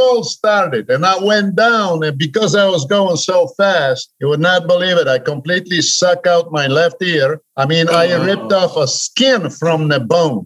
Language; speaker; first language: English; non-native, fluent; Polish